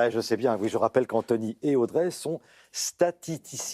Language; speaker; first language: French; native; French